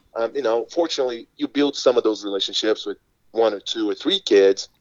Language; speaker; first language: English; non-native, fluent; Portuguese